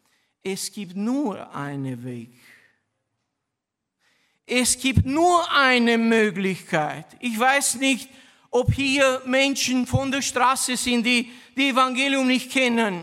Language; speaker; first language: German; non-native, fluent; Romanian